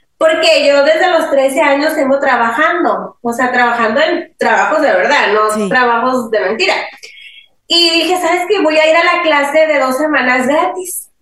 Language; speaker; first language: Spanish; early bilingual, heritage; Spanish